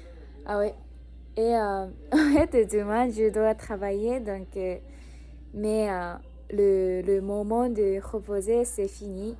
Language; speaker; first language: French; non-native, learner; Japanese